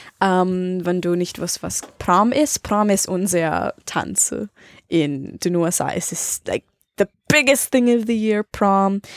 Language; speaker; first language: German; non-native, learner; English